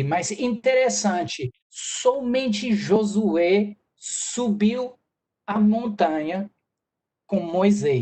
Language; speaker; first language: Portuguese; non-native, fluent; English